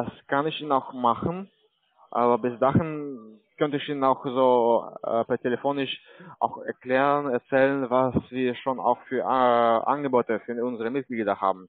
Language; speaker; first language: German; non-native, learner; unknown